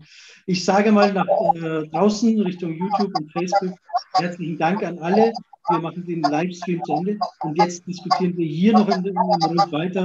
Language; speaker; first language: German; native; German